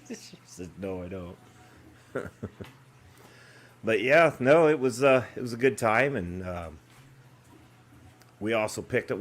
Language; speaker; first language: English; native; English